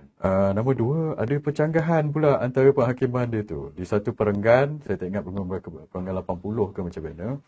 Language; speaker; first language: Malay; native; Malay